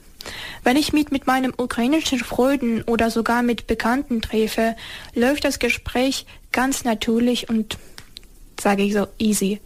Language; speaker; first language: German; non-native, learner; Ukrainian